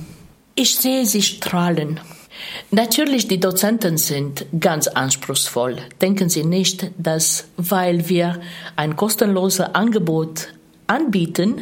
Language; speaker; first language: German; non-native, fluent; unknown